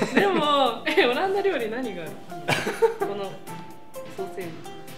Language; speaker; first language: Japanese; native; Japanese